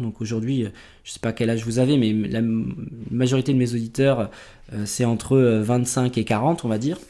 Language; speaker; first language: French; native; French